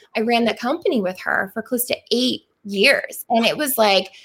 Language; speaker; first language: English; native; English